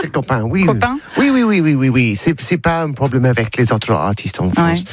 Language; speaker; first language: French; non-native, learner; English